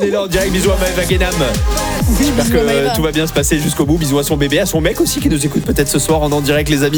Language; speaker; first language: French; native; French